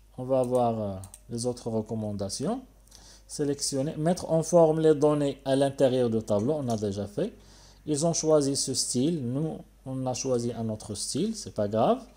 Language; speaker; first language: French; non-native, local second language; Arabic